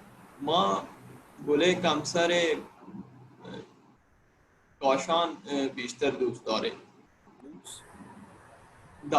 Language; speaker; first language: Persian; non-native, learner; Urdu